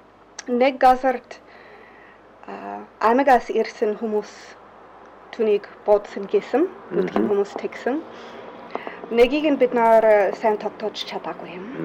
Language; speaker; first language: Mongolian; non-native, fluent; English